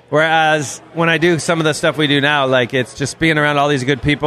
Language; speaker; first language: English; native; English